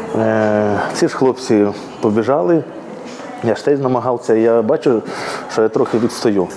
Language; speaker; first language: Ukrainian; native; Ukrainian